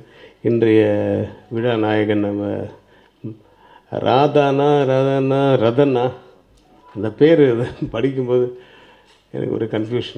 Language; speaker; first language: Tamil; native; Tamil